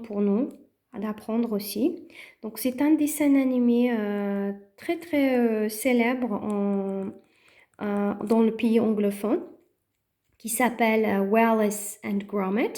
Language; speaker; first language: French; native; French